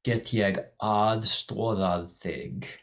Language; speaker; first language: Icelandic; non-native, learner; English